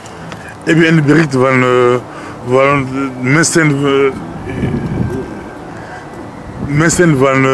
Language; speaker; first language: Dutch; non-native, learner; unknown